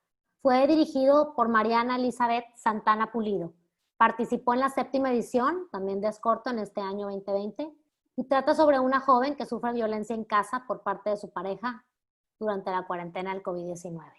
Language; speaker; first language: Spanish; native; Spanish